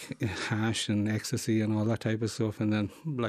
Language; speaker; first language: English; native; English